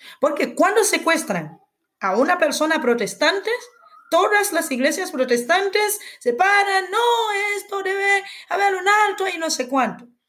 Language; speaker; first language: Spanish; non-native, fluent; Haitian Creole